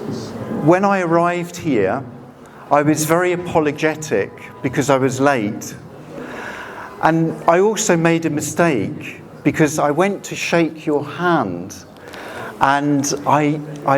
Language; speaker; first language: English; non-native, fluent; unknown